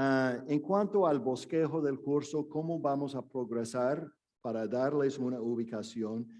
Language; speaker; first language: Spanish; non-native, fluent; English